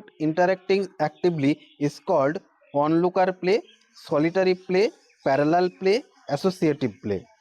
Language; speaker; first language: English; non-native, local second language; Bangla